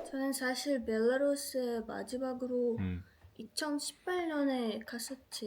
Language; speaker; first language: Korean; non-native, fluent; Russian